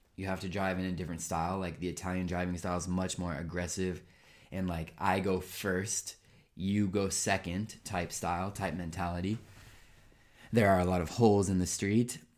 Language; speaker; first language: English; native; English